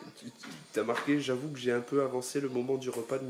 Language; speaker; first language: French; native; French